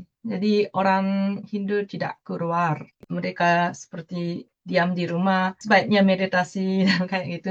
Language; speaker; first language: Indonesian; non-native, fluent; Japanese